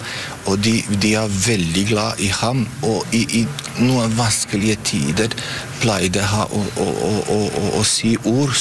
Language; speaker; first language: Norwegian; non-native, learner; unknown